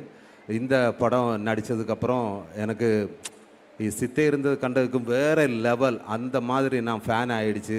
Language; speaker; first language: Tamil; non-native, learner; Malayalam